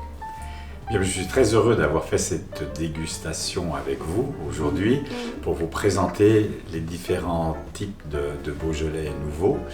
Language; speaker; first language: French; native; French